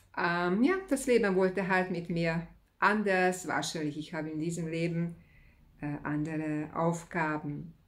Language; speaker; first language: German; non-native, fluent; Hungarian